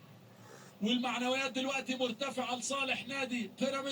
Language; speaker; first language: Arabic; native; Arabic